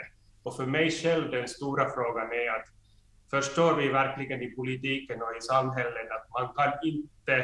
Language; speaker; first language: Swedish; non-native, fluent; Finnish